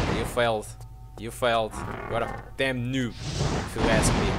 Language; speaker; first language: English; non-native, fluent; Portuguese